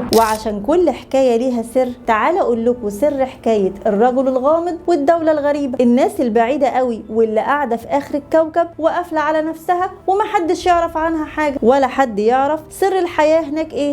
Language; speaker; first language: Arabic; native; Arabic